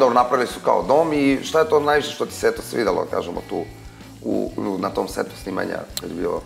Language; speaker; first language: Serbian; native; Serbian